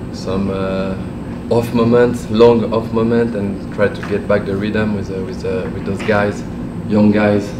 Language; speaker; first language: English; non-native, fluent; French